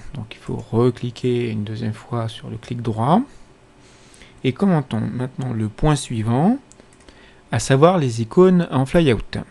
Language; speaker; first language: French; native; French